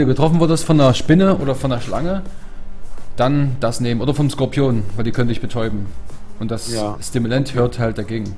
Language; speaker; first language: German; native; German